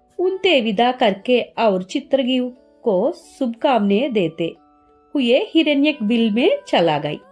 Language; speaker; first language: Hindi; non-native, learner; Telugu